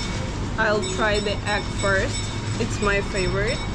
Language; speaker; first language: English; non-native, fluent; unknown